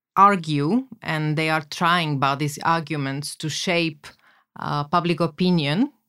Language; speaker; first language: English; non-native, fluent; Slovak